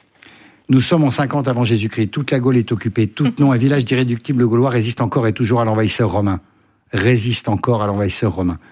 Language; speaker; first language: French; native; French